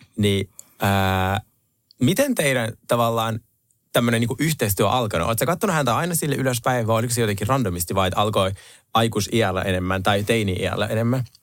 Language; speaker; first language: Finnish; non-native, fluent; Russian